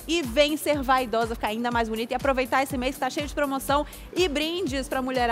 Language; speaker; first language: Portuguese; native; Portuguese